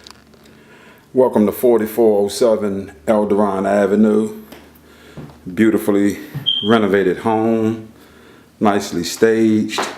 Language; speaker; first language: English; native; English